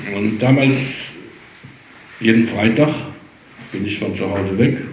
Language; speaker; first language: German; early bilingual, heritage; German